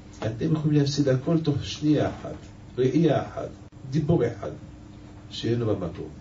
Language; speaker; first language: Hebrew; non-native, fluent; French